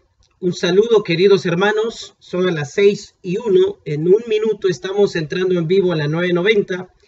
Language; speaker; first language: Spanish; native; Spanish